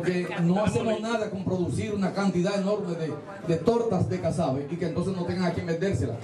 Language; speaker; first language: Spanish; native; Spanish